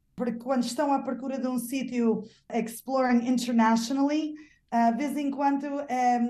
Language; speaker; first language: Portuguese; non-native, fluent; English